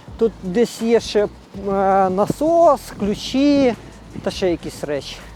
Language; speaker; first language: Ukrainian; non-native, local second language; Russian